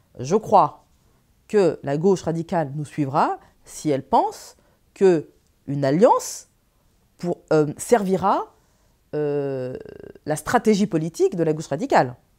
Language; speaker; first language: French; early bilingual, other home language; Arabic